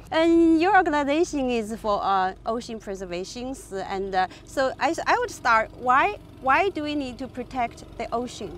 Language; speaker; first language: English; non-native, fluent; Chinese